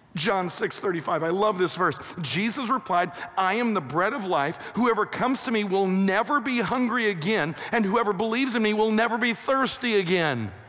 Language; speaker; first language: English; native; English